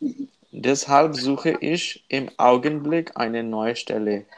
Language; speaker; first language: German; non-native, learner; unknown